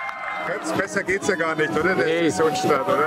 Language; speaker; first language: German; native; German